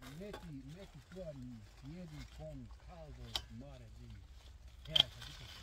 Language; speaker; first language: Italian; non-native, learner; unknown